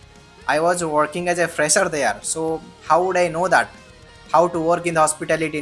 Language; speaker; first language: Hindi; non-native, local second language; Odia